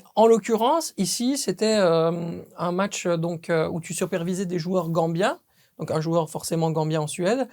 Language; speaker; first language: French; native; French